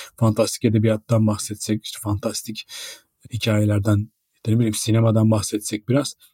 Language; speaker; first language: Turkish; native; Turkish